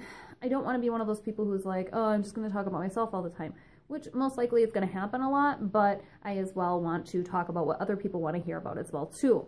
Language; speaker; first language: English; native; English